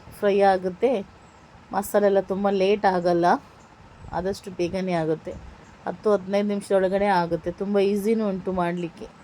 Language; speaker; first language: Kannada; non-native, local second language; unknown